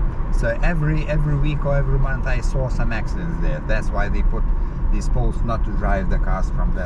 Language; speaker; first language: English; non-native, learner; Lithuanian